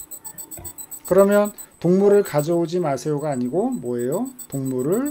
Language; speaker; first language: Korean; native; Korean